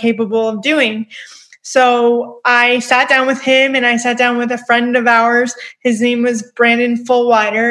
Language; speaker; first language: English; native; English